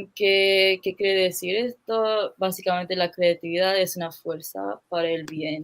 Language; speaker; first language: Spanish; non-native, fluent; English